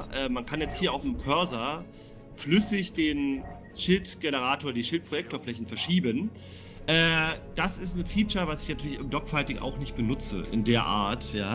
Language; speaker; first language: German; native; German